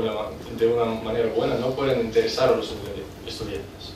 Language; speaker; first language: Spanish; non-native, fluent; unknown